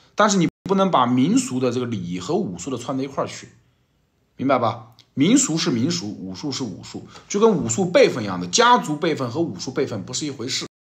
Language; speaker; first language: Chinese; native; Chinese